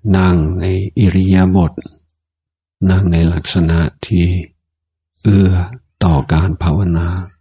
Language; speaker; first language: Thai; non-native, fluent; English